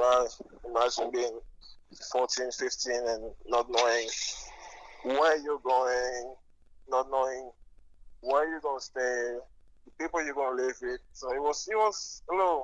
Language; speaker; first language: English; non-native, local second language; French